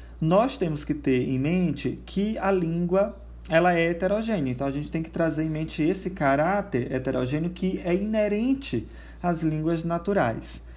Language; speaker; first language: Portuguese; native; Portuguese